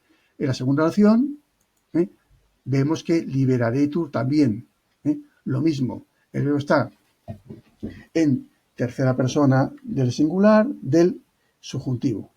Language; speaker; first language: Spanish; native; Spanish